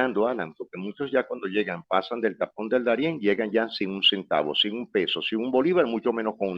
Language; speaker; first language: Spanish; native; Spanish